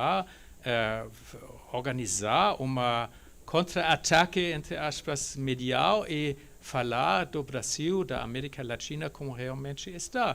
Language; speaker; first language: Portuguese; non-native, fluent; German